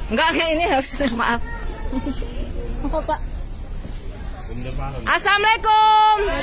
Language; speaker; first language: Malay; non-native, local second language; Javanese